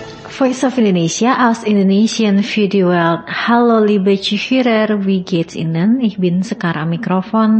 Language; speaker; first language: German; non-native, fluent; Indonesian